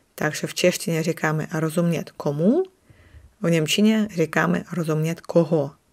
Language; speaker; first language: Czech; non-native, fluent; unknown